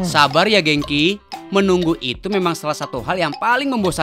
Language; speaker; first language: Indonesian; native; Indonesian